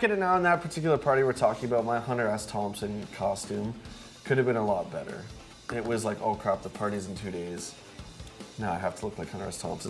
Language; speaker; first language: English; native; English